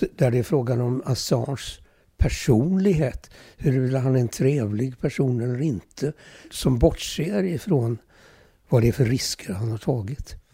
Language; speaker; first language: Swedish; early bilingual, other home language; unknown